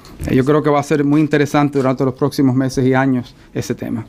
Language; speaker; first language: Spanish; early bilingual, heritage; Spanish